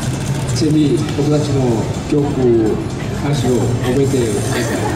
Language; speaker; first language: Japanese; non-native, learner; Korean